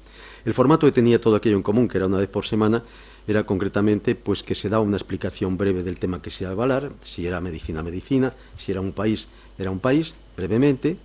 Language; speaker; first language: Spanish; native; Spanish